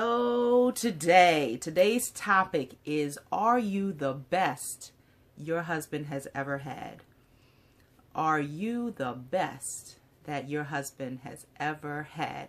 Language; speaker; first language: English; native; English